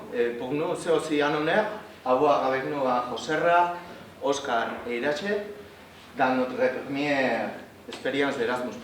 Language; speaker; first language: French; non-native, learner; Spanish